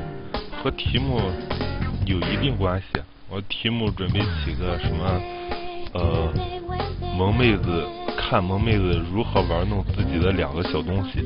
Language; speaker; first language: Chinese; native; Chinese